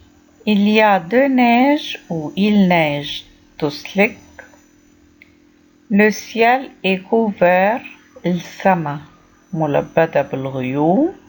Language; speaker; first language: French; non-native, fluent; Arabic